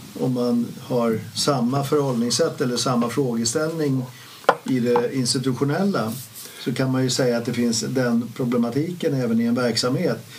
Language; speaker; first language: Swedish; native; Swedish